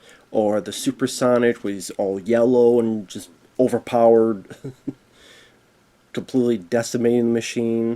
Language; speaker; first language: English; native; English